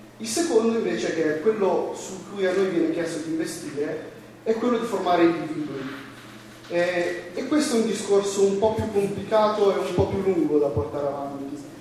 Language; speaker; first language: Italian; native; Italian